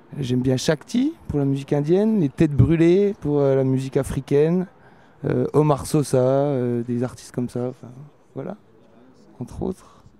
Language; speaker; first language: French; native; French